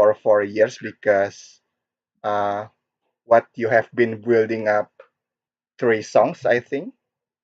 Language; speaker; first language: English; non-native, learner; Korean